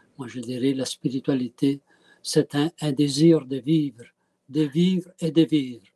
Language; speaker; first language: French; early bilingual, other home language; Italian